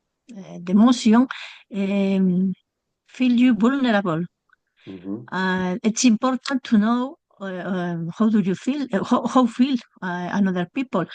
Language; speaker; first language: English; non-native, learner; Spanish